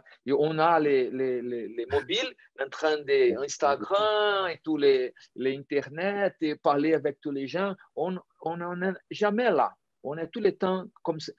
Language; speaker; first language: French; non-native, fluent; Portuguese